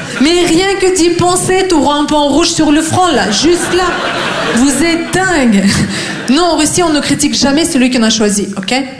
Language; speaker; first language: French; non-native, fluent; Russian